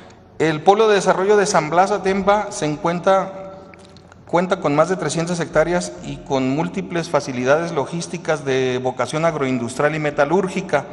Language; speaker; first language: Spanish; native; Spanish